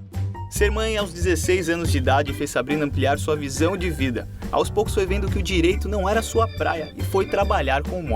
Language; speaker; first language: Portuguese; native; Portuguese